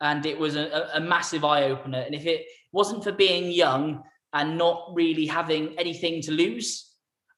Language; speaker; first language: English; native; English